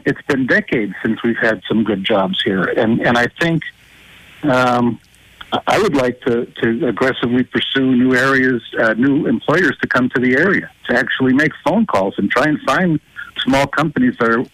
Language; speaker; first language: English; native; English